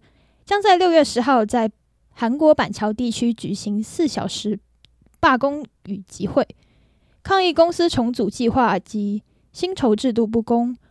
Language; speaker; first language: Chinese; native; Chinese